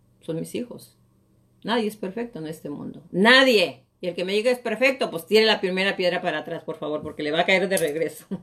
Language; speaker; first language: Spanish; native; Spanish